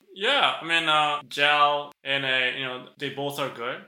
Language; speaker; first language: English; non-native, fluent; Japanese